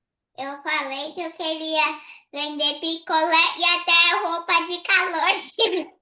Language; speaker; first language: Portuguese; early bilingual, heritage; Portuguese